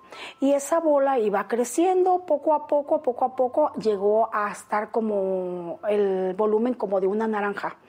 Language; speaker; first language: Spanish; native; Spanish